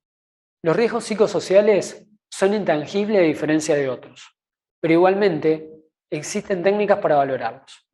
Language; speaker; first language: Spanish; native; Spanish